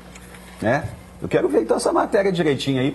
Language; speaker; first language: Portuguese; native; Portuguese